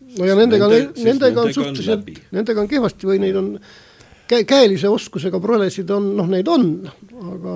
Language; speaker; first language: Estonian; native; Estonian